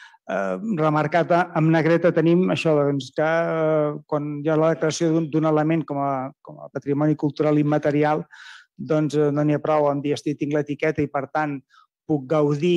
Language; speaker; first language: Catalan; native; Catalan